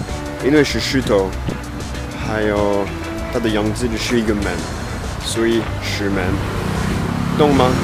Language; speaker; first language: Chinese; non-native, fluent; French